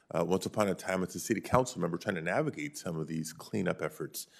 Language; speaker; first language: English; native; English